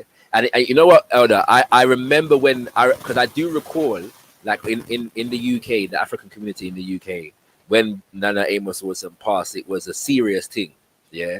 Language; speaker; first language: English; native; English